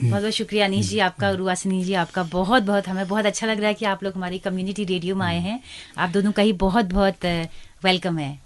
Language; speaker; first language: Hindi; native; Hindi